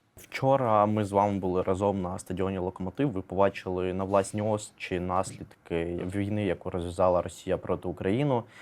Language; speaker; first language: Ukrainian; native; Ukrainian